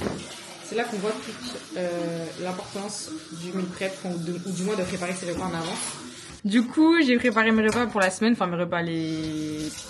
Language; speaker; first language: French; native; French